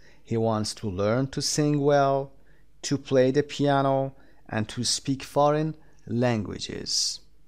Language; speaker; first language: English; non-native, fluent; Persian